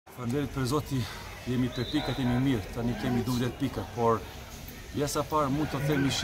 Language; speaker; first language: Albanian; non-native, learner; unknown